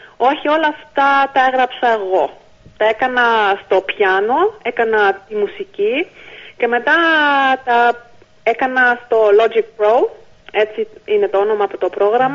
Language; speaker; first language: Greek; early bilingual, heritage; Greek